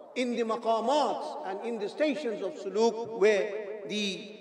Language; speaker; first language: English; non-native, local second language; Urdu